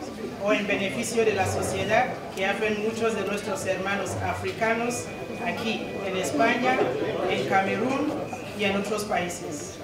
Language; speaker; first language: Spanish; non-native, fluent; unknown